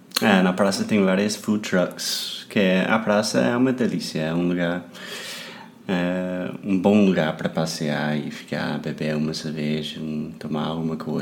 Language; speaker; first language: Portuguese; non-native, fluent; English